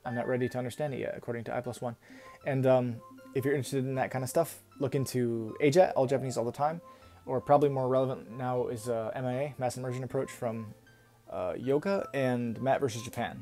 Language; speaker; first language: English; native; English